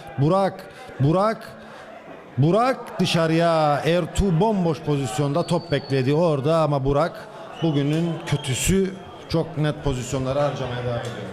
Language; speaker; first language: Turkish; native; Turkish